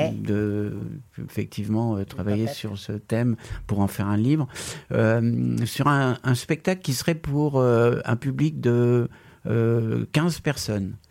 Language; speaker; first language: French; non-native, fluent; Spanish